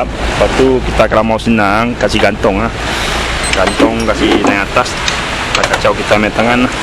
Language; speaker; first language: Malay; non-native, local second language; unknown